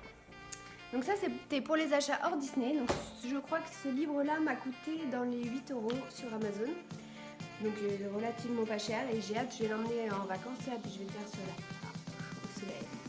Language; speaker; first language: French; native; French